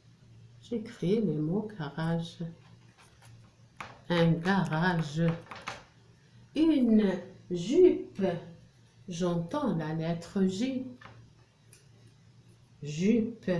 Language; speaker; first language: French; non-native, local second language; Arabic